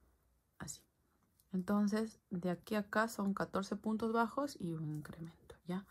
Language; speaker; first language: Spanish; native; Spanish